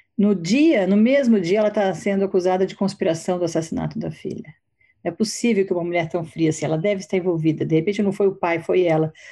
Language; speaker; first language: Portuguese; native; Portuguese